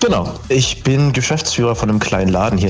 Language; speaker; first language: German; native; German